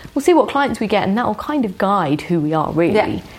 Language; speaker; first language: English; native; English